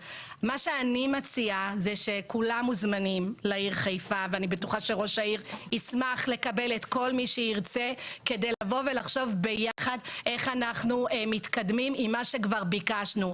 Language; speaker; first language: Hebrew; native; Hebrew